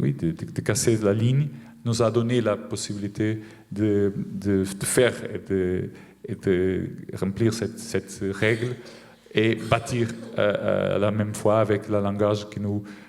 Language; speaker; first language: French; non-native, fluent; Portuguese